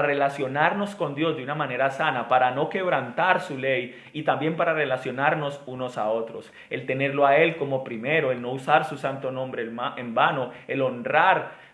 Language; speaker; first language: Spanish; native; Spanish